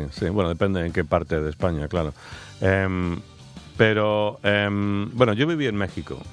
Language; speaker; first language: Spanish; non-native, fluent; English